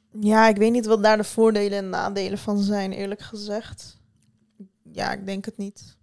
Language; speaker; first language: Dutch; early bilingual, other home language; Turkish